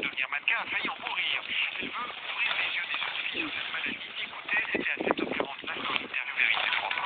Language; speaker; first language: French; native; French